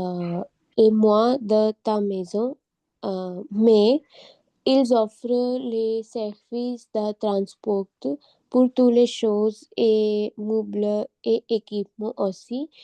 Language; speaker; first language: French; non-native, learner; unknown